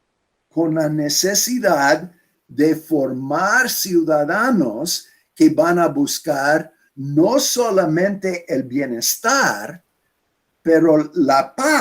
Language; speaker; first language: Spanish; non-native, fluent; English